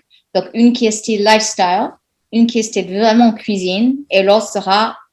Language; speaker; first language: French; non-native, fluent; English